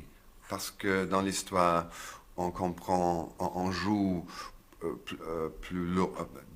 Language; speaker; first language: French; non-native, learner; English